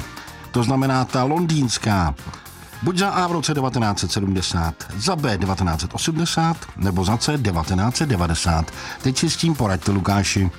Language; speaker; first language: Czech; native; Czech